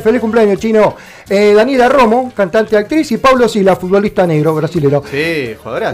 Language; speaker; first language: Spanish; native; Spanish